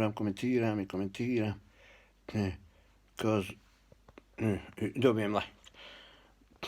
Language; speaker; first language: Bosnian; early bilingual, heritage; Bosnian